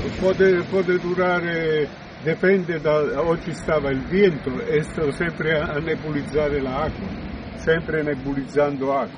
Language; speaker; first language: Spanish; non-native, learner; Italian